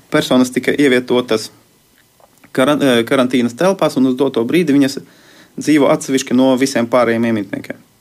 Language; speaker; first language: Latvian; non-native, local second language; Russian